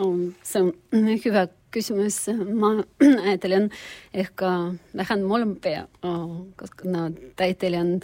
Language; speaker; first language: Finnish; non-native, learner; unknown